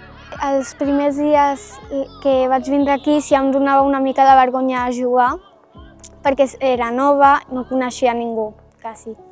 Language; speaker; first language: Catalan; early bilingual, other home language; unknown